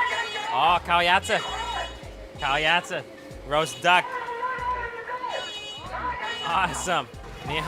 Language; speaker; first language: Chinese; non-native, learner; English